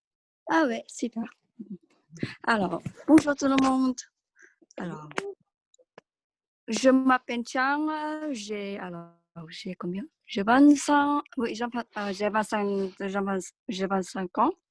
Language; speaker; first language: French; non-native, learner; Vietnamese